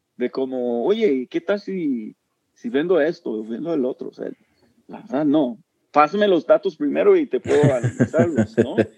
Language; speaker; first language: Spanish; non-native, fluent; English